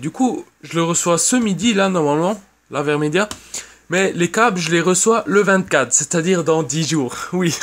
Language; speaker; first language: French; native; French